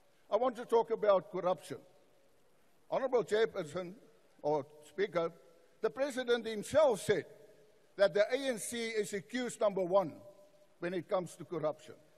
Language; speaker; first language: English; non-native, local second language; Afrikaans